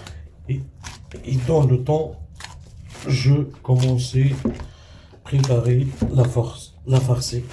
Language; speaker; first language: French; non-native, learner; Arabic